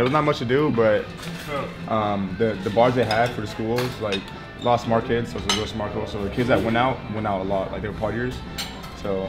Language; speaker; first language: English; early bilingual, other home language; German